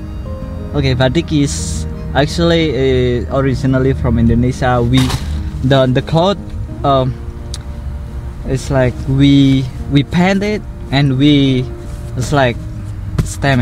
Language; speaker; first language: English; non-native, learner; Javanese